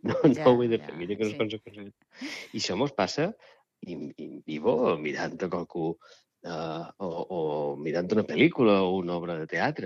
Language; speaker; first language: Catalan; native; Catalan